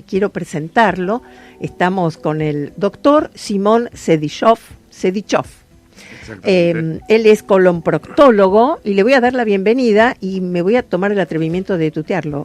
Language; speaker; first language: Spanish; native; Spanish